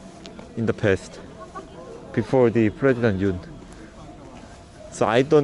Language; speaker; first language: English; non-native, learner; Korean